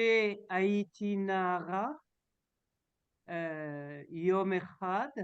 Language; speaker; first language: Hebrew; non-native, learner; French